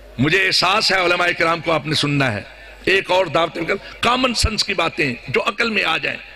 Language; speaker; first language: Urdu; non-native, local second language; Punjabi